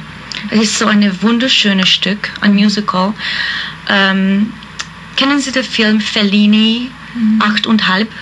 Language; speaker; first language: German; non-native, fluent; Hungarian